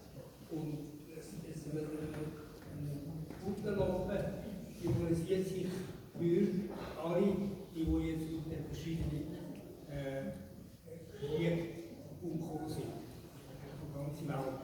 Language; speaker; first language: German; non-native, learner; Tibetan